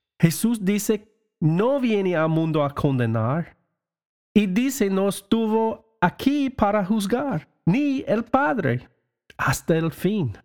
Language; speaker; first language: Spanish; non-native, learner; English